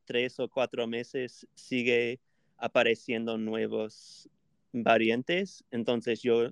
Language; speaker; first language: Spanish; non-native, fluent; English